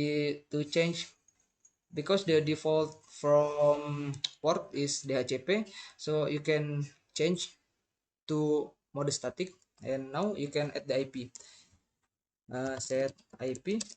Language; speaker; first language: English; non-native, learner; Indonesian